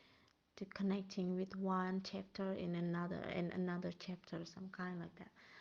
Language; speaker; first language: English; non-native, learner; Indonesian